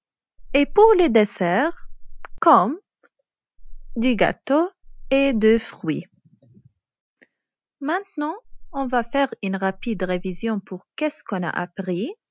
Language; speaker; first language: French; non-native, fluent; Arabic